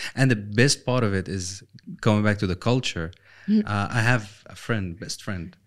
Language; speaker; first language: English; non-native, fluent; Arabic